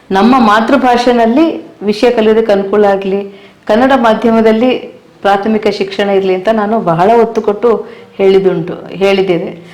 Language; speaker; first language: Kannada; native; Kannada